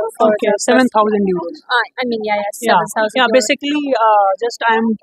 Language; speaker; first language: English; non-native, learner; Kazakh